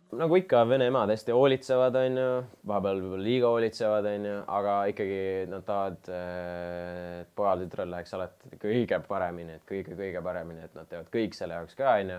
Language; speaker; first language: Estonian; non-native, local second language; Russian